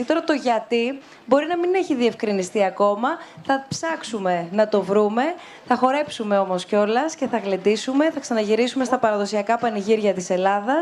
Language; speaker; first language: Greek; native; Greek